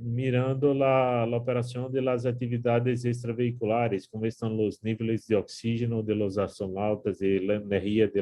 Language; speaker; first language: Spanish; non-native, learner; Portuguese